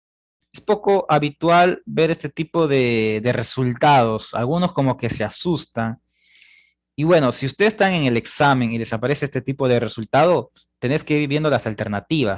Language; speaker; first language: Spanish; native; Spanish